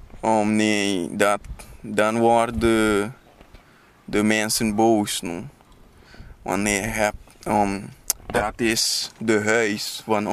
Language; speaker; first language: Dutch; non-native, learner; Papiamento